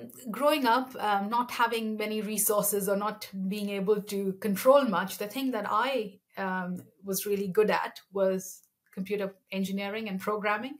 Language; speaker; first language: English; non-native, local second language; Malayalam